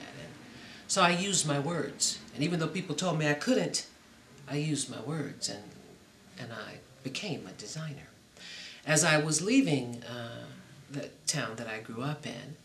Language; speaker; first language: English; native; English